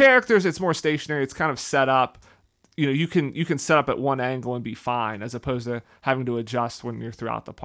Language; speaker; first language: English; native; English